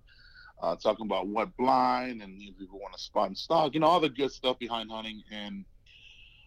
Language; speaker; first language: English; native; English